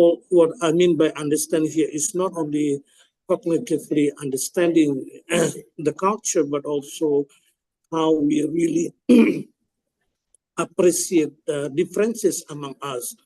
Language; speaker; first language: English; non-native, fluent; Indonesian